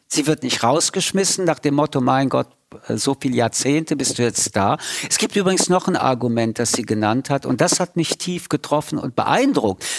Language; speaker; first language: German; early bilingual, other home language; French